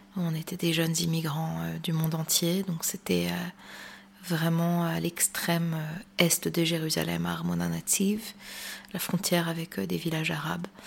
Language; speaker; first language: French; native; French